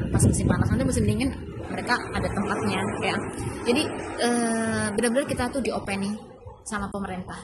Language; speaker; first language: Indonesian; native; Indonesian